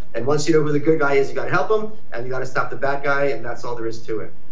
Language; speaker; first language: English; early bilingual, other home language; Ukrainian